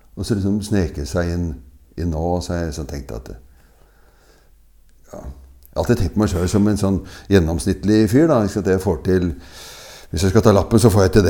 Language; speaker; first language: Norwegian; native; Norwegian